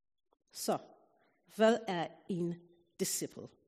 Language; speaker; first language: Danish; non-native, fluent; English